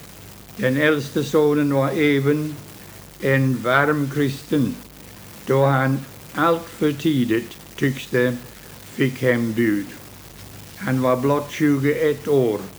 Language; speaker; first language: Swedish; early bilingual, heritage; Swedish